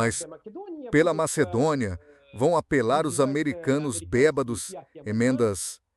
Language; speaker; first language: Portuguese; non-native, fluent; Serbian